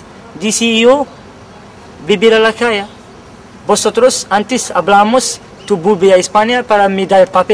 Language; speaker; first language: Spanish; non-native, learner; Kabyle